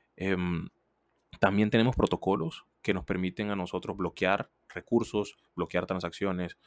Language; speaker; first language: Spanish; native; Spanish